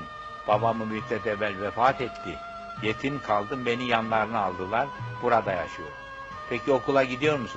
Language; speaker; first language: Turkish; native; Turkish